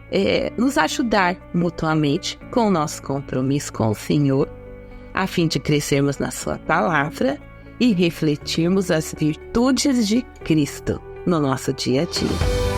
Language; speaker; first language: Portuguese; native; Portuguese